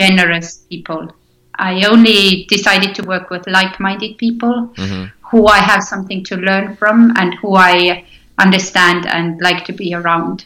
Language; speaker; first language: English; non-native, fluent; Estonian